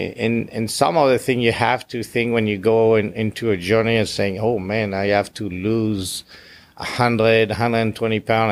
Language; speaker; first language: English; non-native, fluent; French